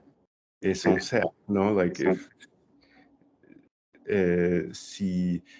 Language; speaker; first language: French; non-native, learner; English